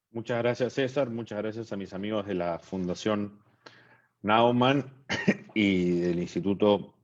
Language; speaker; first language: Spanish; native; Spanish